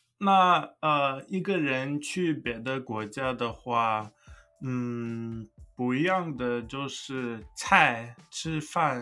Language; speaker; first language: Chinese; non-native, learner; English